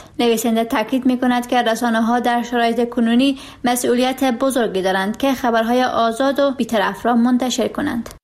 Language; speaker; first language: Persian; native; Persian